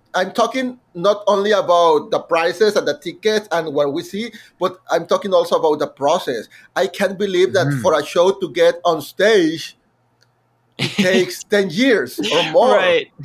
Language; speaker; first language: English; non-native, fluent; Spanish